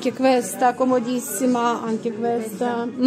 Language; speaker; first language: Italian; non-native, learner; Russian